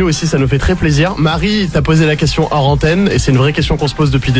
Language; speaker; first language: French; native; French